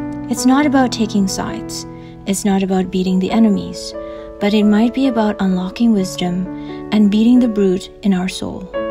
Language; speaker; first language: English; non-native, fluent; Indonesian